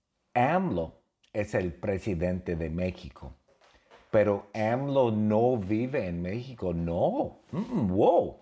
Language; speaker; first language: Spanish; non-native, fluent; English